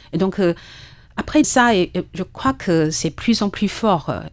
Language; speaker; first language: French; non-native, learner; Chinese